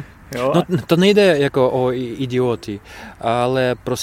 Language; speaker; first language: Czech; non-native, fluent; Russian